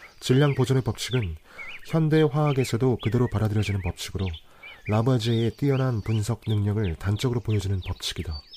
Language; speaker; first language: Korean; native; Korean